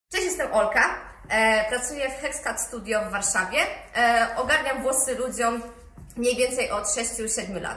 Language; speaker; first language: Polish; native; Polish